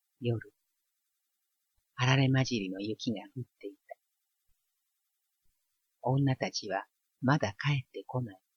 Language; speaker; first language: Japanese; native; Japanese